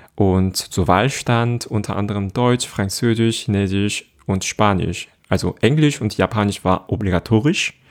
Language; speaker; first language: German; non-native, fluent; Korean